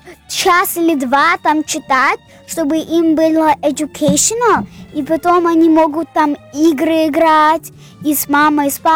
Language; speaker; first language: Russian; early bilingual, heritage; Russian